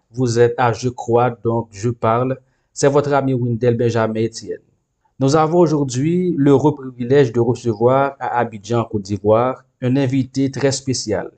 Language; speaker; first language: French; non-native, local second language; Haitian Creole